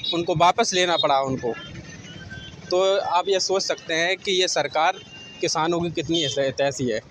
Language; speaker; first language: Hindi; native; Hindi